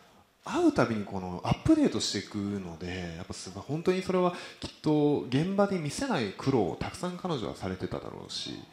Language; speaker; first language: Japanese; native; Japanese